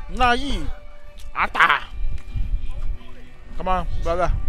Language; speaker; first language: English; non-native, local second language; Malay